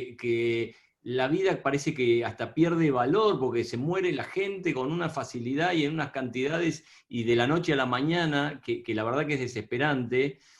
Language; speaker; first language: Spanish; native; Spanish